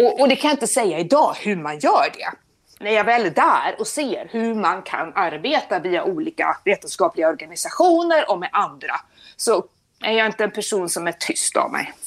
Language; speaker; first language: Swedish; native; Swedish